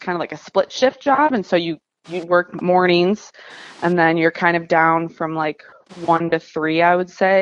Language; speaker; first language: English; native; English